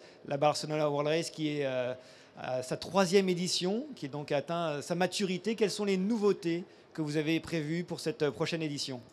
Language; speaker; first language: French; native; French